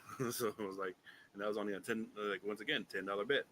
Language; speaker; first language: English; native; English